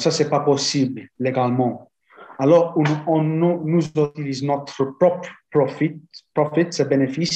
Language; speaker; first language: French; non-native, fluent; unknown